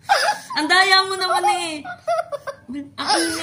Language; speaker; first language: Filipino; native; Filipino